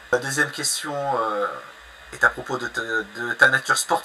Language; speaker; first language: French; native; French